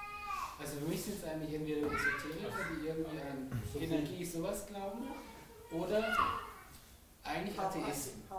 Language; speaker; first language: German; native; German